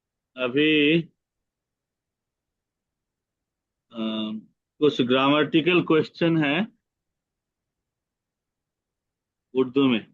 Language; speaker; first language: Hindi; non-native, fluent; Bangla